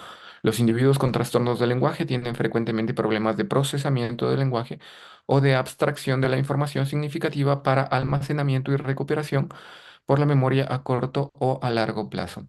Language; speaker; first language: Spanish; native; Spanish